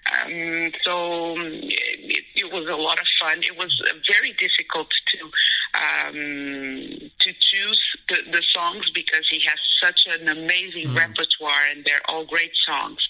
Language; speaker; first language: English; non-native, fluent; Portuguese